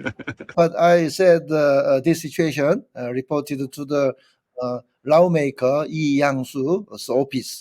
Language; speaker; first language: English; non-native, learner; Korean